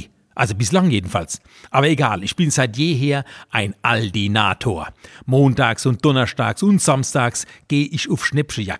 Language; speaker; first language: German; native; German